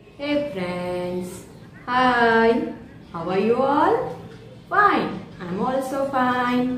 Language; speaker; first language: English; non-native, local second language; Gujarati